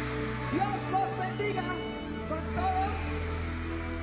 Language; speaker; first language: Spanish; early bilingual, heritage; English